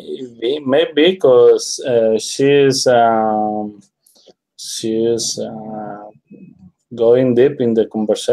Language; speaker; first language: English; non-native, learner; Spanish